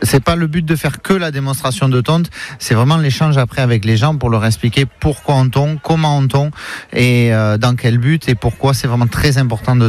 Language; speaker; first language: French; native; French